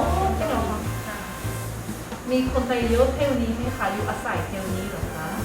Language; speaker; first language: Thai; non-native, learner; Korean